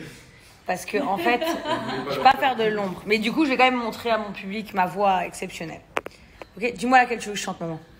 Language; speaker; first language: French; native; French